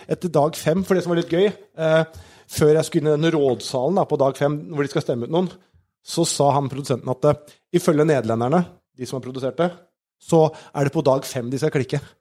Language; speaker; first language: Norwegian; native; Norwegian